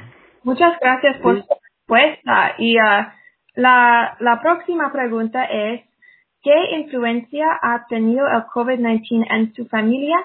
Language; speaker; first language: Spanish; non-native, fluent; English